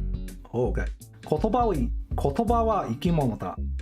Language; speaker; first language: Japanese; non-native, learner; English